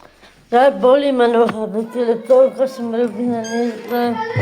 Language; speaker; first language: Slovak; non-native, local second language; Romany